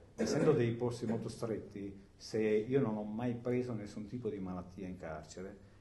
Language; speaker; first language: Italian; native; Italian